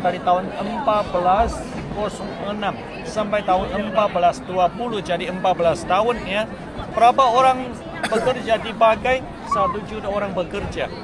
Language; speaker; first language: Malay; non-native, fluent; Chinese